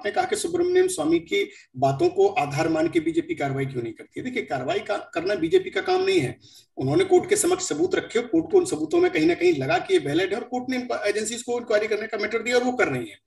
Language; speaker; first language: Hindi; native; Hindi